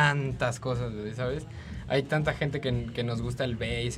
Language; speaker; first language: Spanish; native; Spanish